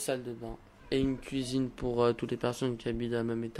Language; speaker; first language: French; early bilingual, other home language; Albanian